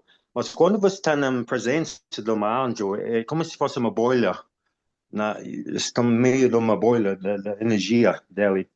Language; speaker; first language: Portuguese; non-native, fluent; English